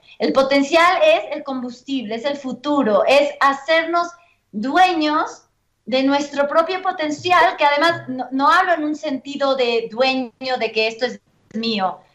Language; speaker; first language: Spanish; native; Spanish